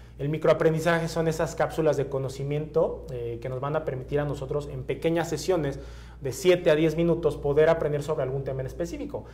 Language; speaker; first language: Spanish; native; Spanish